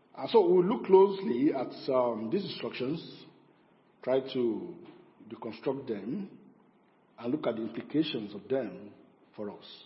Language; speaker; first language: English; non-native, local second language; Yoruba